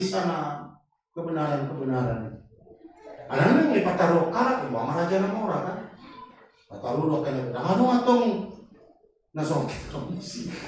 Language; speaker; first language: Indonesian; non-native, local second language; Batak Toba